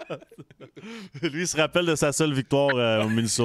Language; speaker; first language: French; native; French